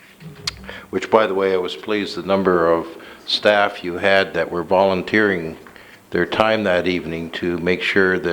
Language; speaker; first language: English; native; English